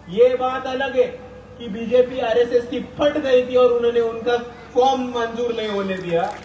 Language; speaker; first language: Hindi; non-native, local second language; Marathi